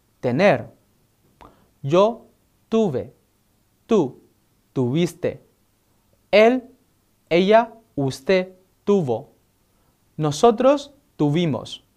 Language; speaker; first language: Spanish; non-native, fluent; Chinese